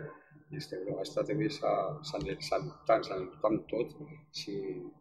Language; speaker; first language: Romanian; non-native, fluent; Spanish